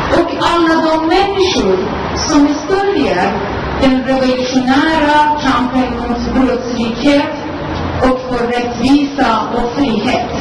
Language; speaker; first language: Swedish; non-native, fluent; Persian